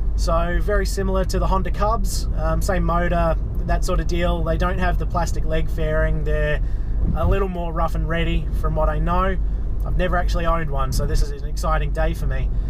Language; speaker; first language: English; native; English